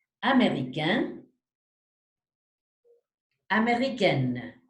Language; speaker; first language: French; non-native, fluent; Spanish